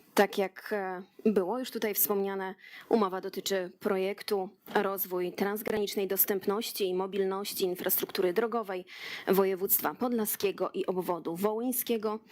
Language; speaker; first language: Polish; native; Polish